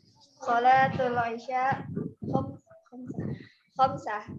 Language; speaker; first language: Arabic; non-native, learner; Indonesian